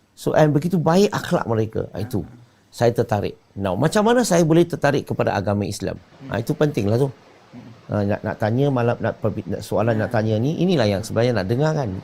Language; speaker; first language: Malay; non-native, local second language; Chinese